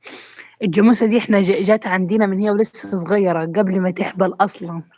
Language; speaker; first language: Arabic; native; Arabic